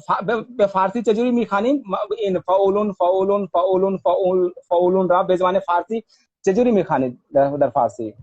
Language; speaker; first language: Persian; non-native, fluent; Hindi